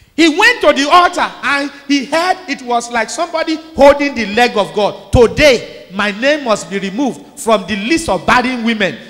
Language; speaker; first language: English; non-native, local second language; Yoruba